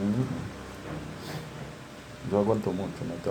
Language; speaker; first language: Spanish; non-native, fluent; Haitian Creole